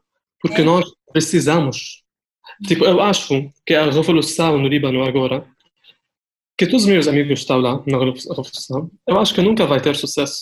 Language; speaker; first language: Portuguese; non-native, fluent; Arabic